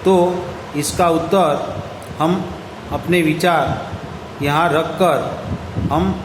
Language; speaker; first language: Hindi; non-native, local second language; Gujarati